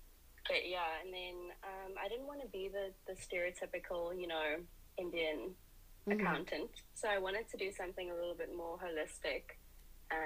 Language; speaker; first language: English; native; English